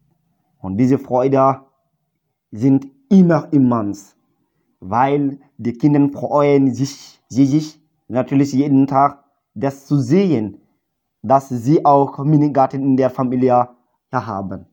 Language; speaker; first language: German; non-native, learner; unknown